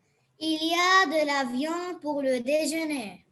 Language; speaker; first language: French; non-native, learner; Arabic